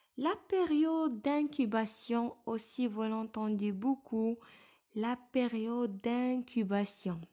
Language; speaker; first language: French; non-native, local second language; Arabic